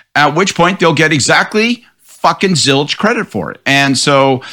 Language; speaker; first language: English; native; English